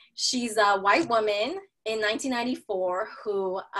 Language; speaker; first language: English; early bilingual, other home language; Spanish